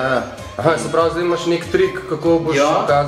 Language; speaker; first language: Slovenian; native; Slovenian